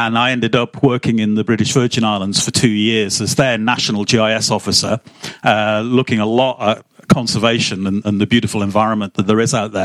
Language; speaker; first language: English; native; English